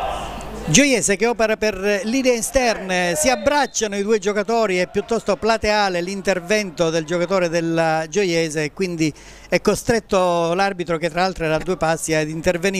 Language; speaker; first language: Italian; native; Italian